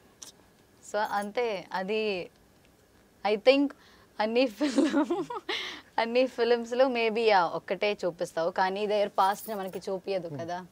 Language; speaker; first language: Telugu; non-native, learner; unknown